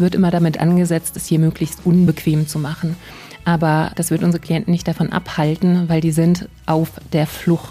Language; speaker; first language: German; native; German